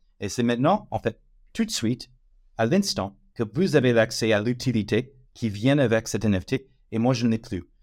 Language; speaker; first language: French; non-native, fluent; English